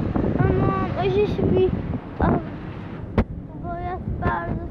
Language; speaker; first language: Polish; early bilingual, heritage; Polish